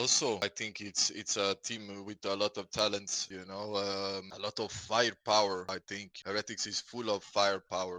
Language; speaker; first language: English; non-native, fluent; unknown